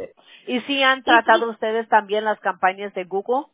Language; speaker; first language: Spanish; early bilingual, heritage; Spanish